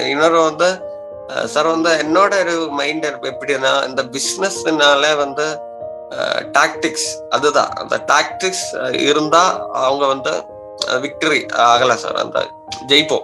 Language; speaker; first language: Tamil; non-native, learner; Malayalam